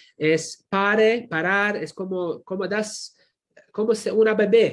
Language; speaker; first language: Spanish; non-native, fluent; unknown